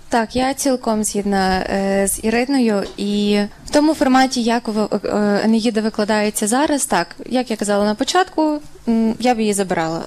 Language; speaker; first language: Ukrainian; native; Ukrainian